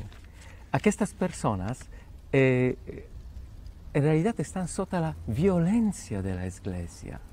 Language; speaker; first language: Catalan; non-native, fluent; Polish